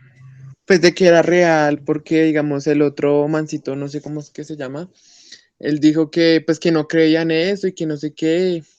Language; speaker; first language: Spanish; native; Spanish